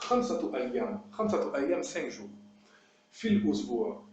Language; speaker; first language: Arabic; non-native, fluent; French